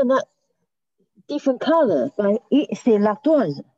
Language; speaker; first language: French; non-native, learner; Chinese